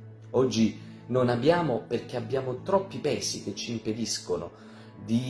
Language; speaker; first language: Italian; native; Italian